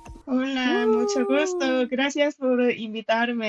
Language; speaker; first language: Spanish; non-native, fluent; Korean